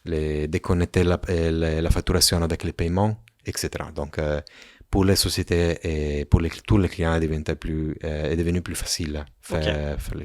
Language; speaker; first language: French; non-native, fluent; Italian